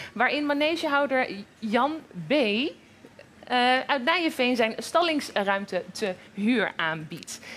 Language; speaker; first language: Dutch; native; Dutch